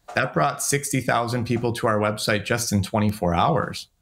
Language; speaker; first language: English; native; English